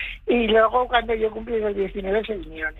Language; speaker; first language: Spanish; native; Spanish